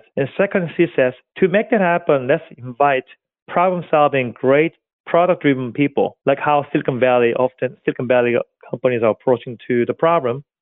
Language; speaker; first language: English; non-native, fluent; Korean